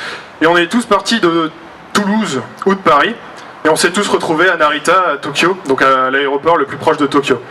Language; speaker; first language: French; native; French